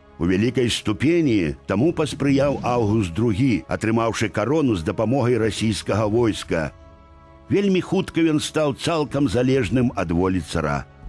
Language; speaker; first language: Belarusian; native; Belarusian